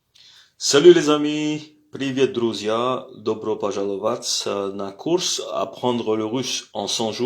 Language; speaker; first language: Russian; non-native, fluent; French